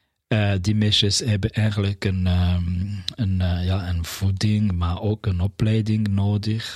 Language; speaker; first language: Dutch; non-native, fluent; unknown